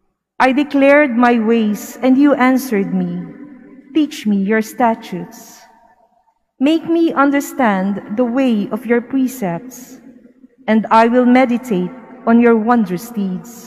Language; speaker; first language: English; non-native, local second language; Filipino